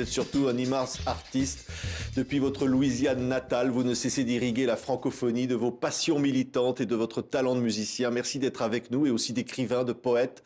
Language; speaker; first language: French; native; French